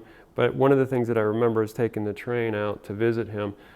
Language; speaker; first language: English; early bilingual, other home language; Spanish